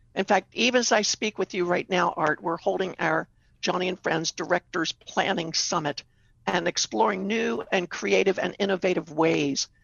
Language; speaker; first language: English; native; English